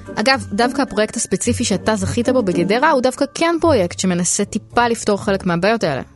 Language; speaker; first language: Hebrew; native; Hebrew